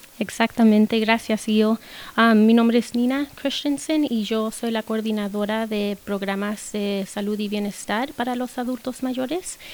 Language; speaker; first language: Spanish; early bilingual, heritage; Spanish